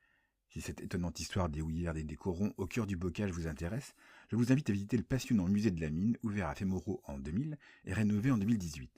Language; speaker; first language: French; native; French